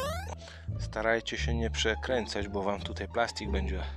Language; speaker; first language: Polish; native; Polish